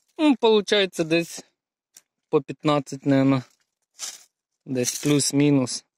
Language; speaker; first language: Ukrainian; non-native, local second language; Russian